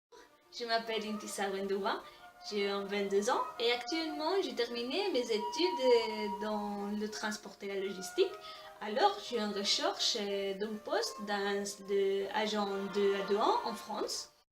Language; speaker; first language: French; non-native, learner; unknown